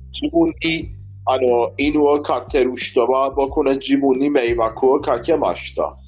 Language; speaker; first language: Japanese; non-native, learner; Persian